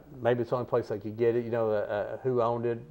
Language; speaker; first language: English; native; English